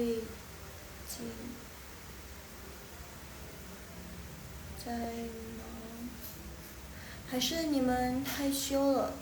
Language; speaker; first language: Chinese; non-native, fluent; Indonesian